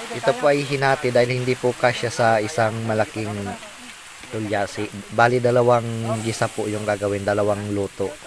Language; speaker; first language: Filipino; non-native, local second language; Bikol